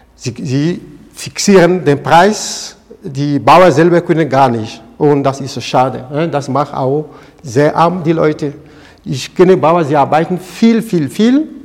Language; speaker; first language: German; non-native, fluent; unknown